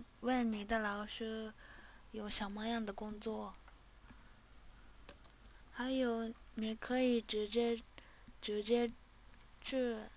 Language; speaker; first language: Chinese; non-native, learner; Japanese